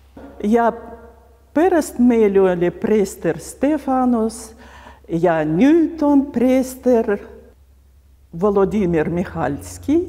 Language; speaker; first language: Estonian; non-native, local second language; Russian